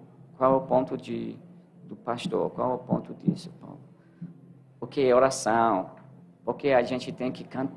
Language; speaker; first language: Portuguese; non-native, learner; English